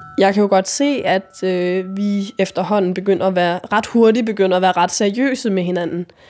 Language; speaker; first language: Danish; native; Danish